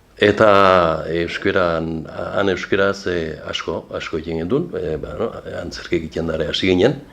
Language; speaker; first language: Basque; native; Basque